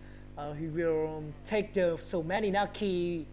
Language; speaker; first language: English; non-native, learner; Vietnamese